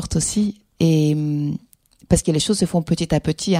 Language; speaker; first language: French; non-native, fluent; Greek